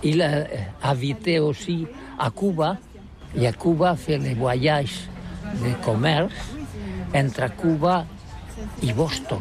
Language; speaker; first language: French; non-native, learner; Catalan